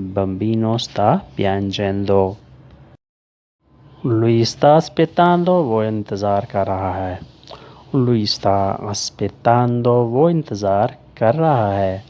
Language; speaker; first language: Italian; non-native, learner; Urdu